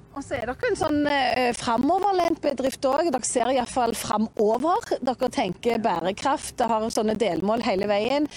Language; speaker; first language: Norwegian; native; Norwegian